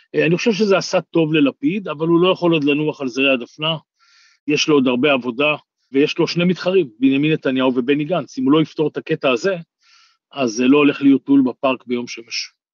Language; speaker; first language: Hebrew; native; Hebrew